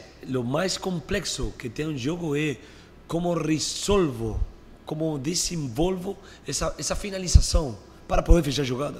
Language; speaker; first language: Portuguese; non-native, learner; Spanish